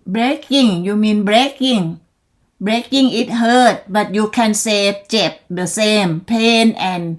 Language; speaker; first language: English; non-native, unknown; Thai